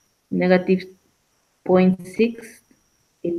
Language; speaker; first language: English; non-native, learner; Spanish